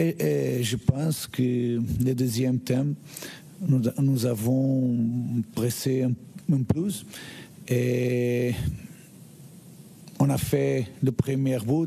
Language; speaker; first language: French; non-native, learner; Portuguese